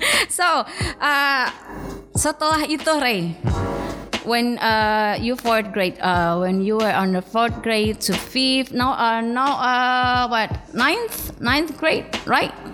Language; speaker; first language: English; non-native, fluent; Indonesian